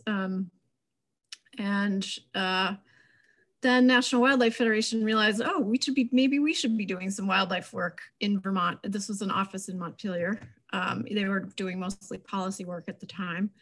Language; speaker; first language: English; native; English